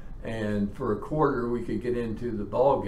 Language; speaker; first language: English; native; English